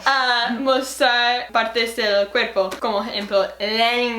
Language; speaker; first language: Spanish; non-native, learner; English